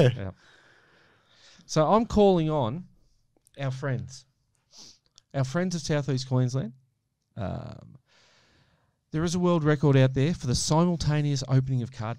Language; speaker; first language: English; native; English